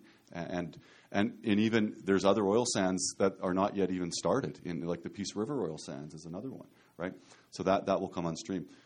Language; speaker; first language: English; native; English